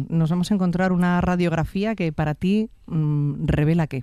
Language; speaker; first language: Spanish; native; Spanish